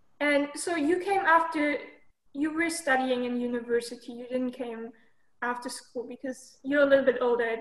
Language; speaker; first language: English; non-native, fluent; German